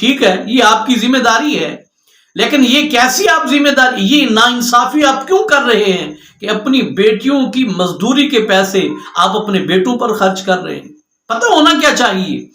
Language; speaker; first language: Urdu; non-native, local second language; Punjabi